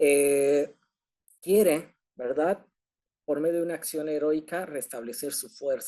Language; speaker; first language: Spanish; native; Spanish